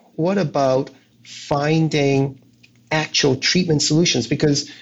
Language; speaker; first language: English; non-native, local second language; Cantonese